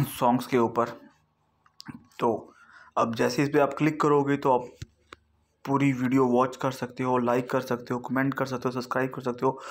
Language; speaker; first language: Hindi; non-native, local second language; Punjabi